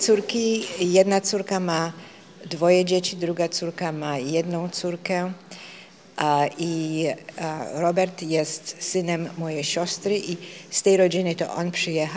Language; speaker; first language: Polish; early bilingual, heritage; Polish